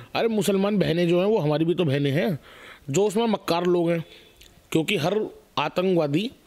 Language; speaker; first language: Hindi; native; Hindi